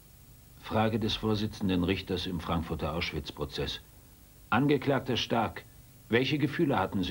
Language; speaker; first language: German; native; German